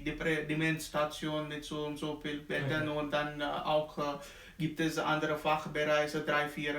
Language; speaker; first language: German; non-native, learner; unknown